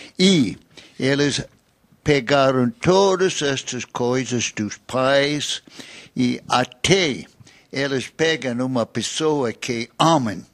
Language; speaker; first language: Portuguese; non-native, fluent; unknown